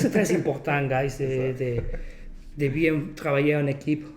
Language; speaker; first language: French; non-native, fluent; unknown